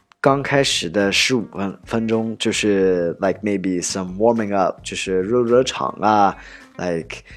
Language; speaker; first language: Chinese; non-native, fluent; English